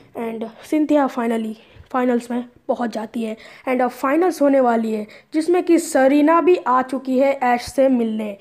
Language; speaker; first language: Hindi; native; Hindi